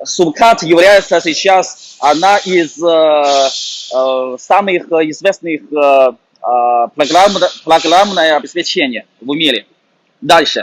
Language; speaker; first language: Russian; non-native, fluent; Chinese